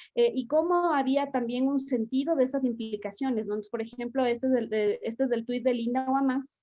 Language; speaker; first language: Spanish; native; Spanish